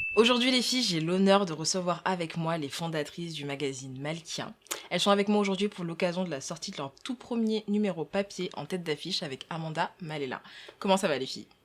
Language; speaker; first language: French; native; French